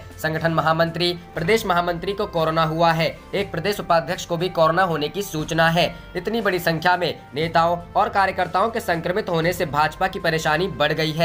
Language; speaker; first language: Hindi; native; Hindi